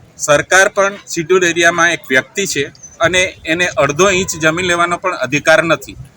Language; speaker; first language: Gujarati; non-native, local second language; Gamit